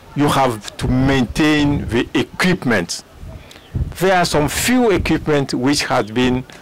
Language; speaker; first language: English; non-native, fluent; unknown